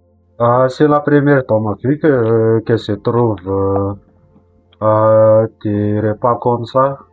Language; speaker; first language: French; non-native, local second language; Malagasy